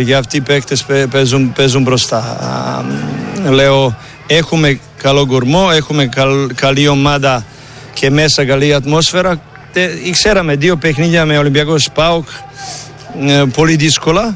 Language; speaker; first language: Greek; non-native, learner; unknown